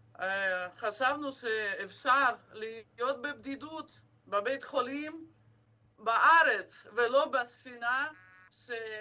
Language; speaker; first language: Hebrew; non-native, fluent; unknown